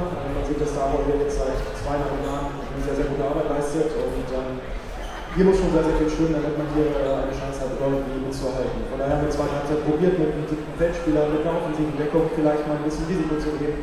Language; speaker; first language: German; native; German